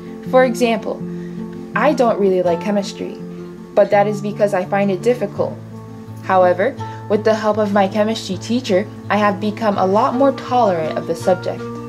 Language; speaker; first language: English; early bilingual, other home language; Haitian Creole